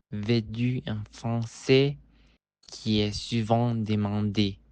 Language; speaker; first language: French; non-native, fluent; Spanish